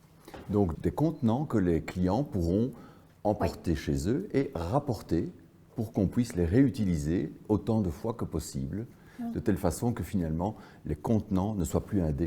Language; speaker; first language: French; native; French